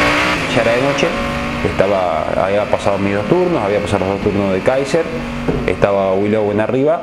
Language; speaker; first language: Spanish; native; Spanish